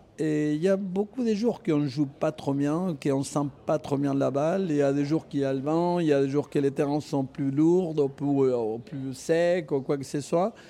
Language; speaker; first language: French; non-native, fluent; Spanish